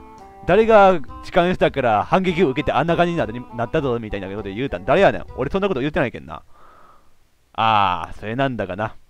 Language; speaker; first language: Japanese; native; Japanese